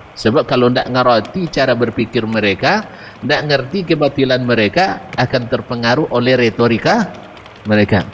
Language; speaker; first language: Malay; non-native, local second language; Minangkabau